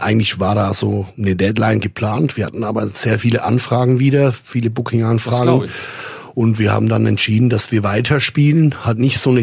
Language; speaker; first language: German; native; German